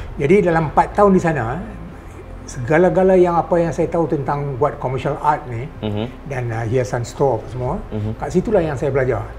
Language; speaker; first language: Malay; native; Malay